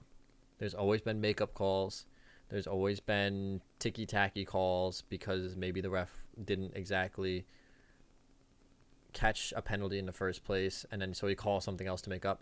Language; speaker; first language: English; native; English